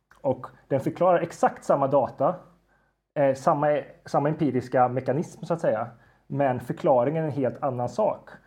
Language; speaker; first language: Swedish; native; Swedish